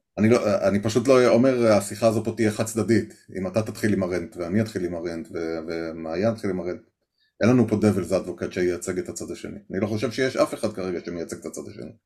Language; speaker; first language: Hebrew; native; Hebrew